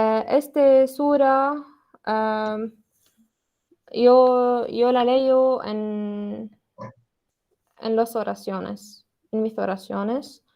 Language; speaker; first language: Spanish; non-native, learner; Arabic